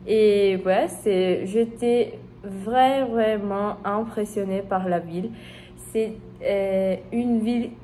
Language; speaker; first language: French; non-native, learner; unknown